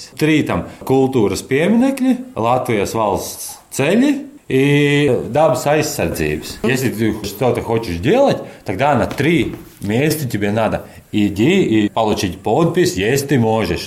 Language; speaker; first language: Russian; non-native, learner; Latvian